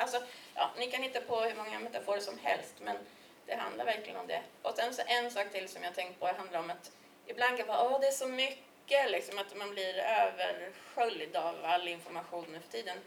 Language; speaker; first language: Swedish; native; Swedish